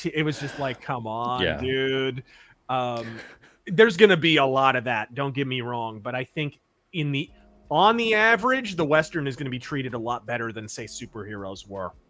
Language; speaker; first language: English; native; English